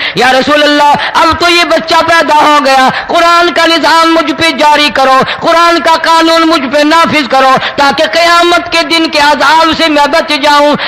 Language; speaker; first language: Urdu; non-native, local second language; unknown